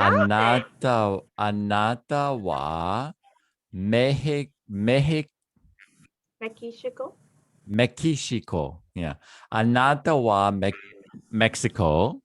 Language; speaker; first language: Japanese; non-native, learner; English